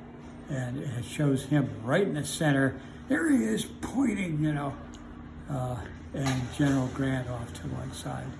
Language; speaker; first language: English; native; English